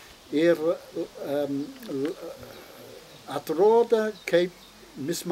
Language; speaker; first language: Lithuanian; non-native, learner; English